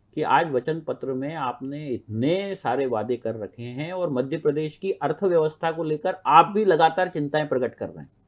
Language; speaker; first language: Hindi; native; Hindi